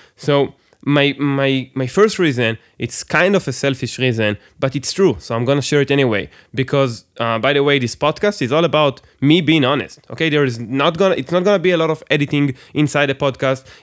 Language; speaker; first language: English; non-native, fluent; Hebrew